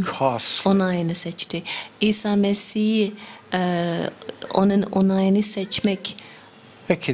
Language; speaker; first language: Turkish; non-native, fluent; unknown